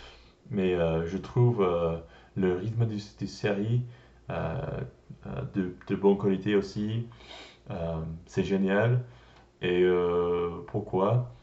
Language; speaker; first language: French; non-native, learner; English